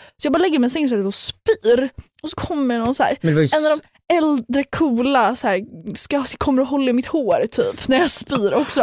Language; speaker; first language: Swedish; native; Swedish